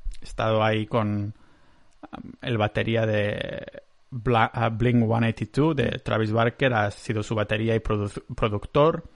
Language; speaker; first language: Spanish; non-native, local second language; Catalan